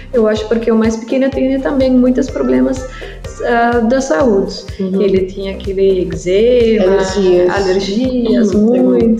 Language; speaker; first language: Portuguese; non-native, learner; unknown